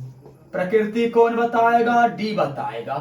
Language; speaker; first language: Hindi; native; Hindi